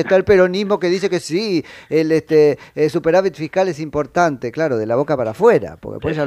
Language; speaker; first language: Spanish; native; Spanish